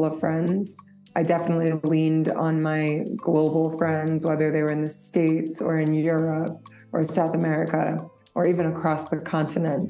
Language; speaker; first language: English; native; English